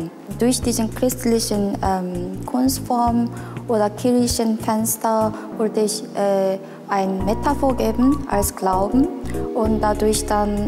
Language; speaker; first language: German; non-native, fluent; Korean